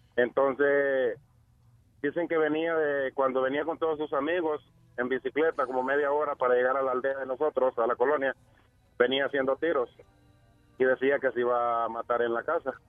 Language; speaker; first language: Spanish; native; Spanish